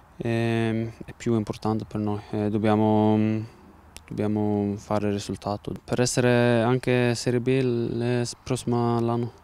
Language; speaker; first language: Italian; non-native, learner; Swedish